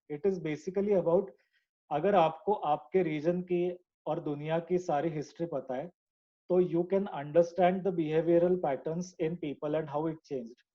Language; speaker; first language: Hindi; non-native, local second language; Marathi